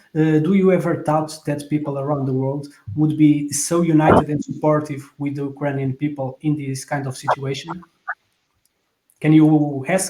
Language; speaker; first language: English; non-native, fluent; Portuguese